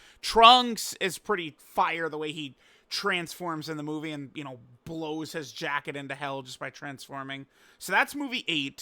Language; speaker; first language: English; native; English